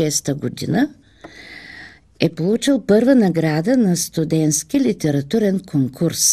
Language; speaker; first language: Bulgarian; native; Bulgarian